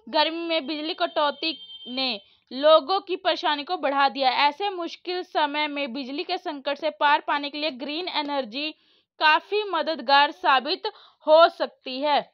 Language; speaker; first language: Hindi; native; Hindi